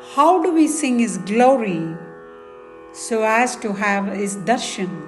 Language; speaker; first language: English; non-native, local second language; Tamil